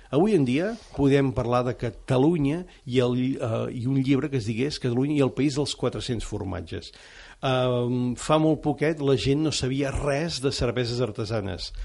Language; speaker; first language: Catalan; native; Catalan